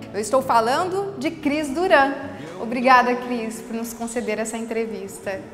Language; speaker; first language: Portuguese; native; Portuguese